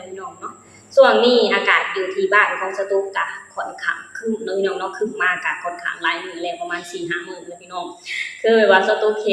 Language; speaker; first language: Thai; non-native, local second language; Northeastern Thai